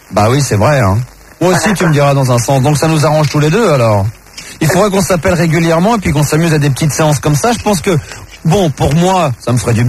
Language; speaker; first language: French; native; French